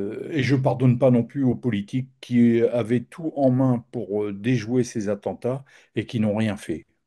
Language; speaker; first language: French; native; French